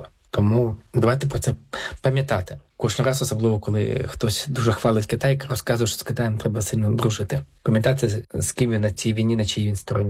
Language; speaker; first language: Ukrainian; native; Ukrainian